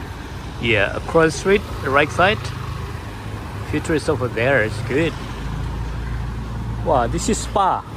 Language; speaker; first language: English; non-native, local second language; Indonesian